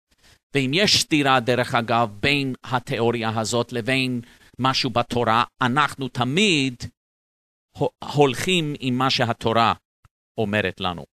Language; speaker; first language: Hebrew; non-native, fluent; English